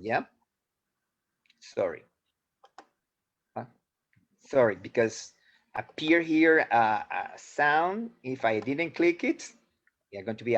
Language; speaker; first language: English; non-native, fluent; Spanish